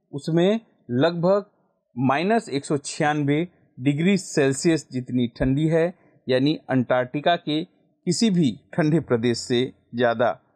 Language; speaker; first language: Hindi; non-native, local second language; Gujarati